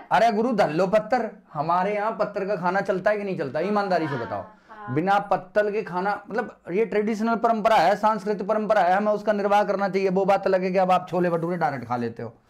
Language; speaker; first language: Hindi; native; Hindi